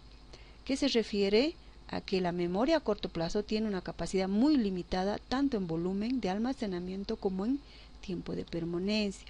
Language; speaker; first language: Spanish; native; Spanish